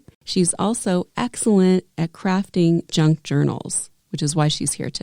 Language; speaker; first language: English; native; English